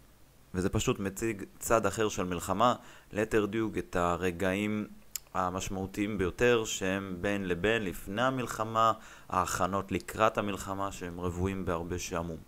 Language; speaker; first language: Hebrew; native; Hebrew